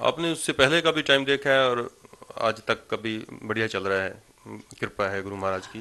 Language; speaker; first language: Hindi; non-native, local second language; Punjabi